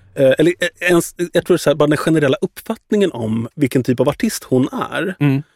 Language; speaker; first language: Swedish; native; Swedish